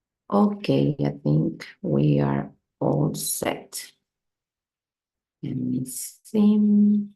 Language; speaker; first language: English; non-native, fluent; Spanish